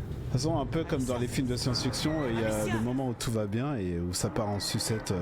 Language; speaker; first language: French; native; French